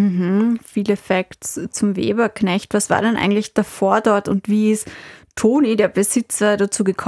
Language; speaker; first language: German; native; German